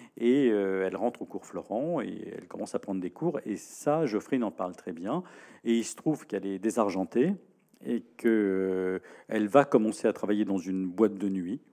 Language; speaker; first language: French; native; French